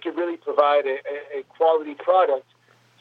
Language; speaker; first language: English; native; English